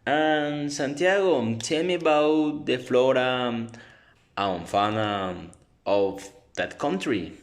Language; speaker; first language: English; non-native, learner; Spanish